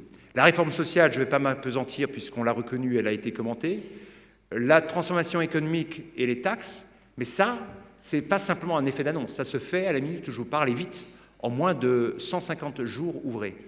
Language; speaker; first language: French; native; French